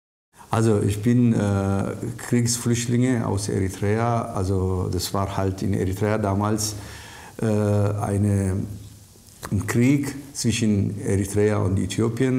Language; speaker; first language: German; non-native, fluent; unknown